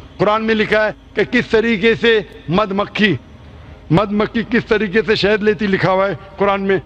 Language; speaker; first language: Urdu; non-native, local second language; Konkani